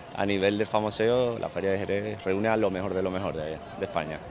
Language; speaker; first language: Spanish; non-native, fluent; English